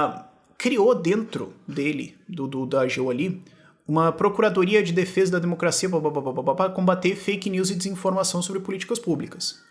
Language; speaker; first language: Portuguese; native; Portuguese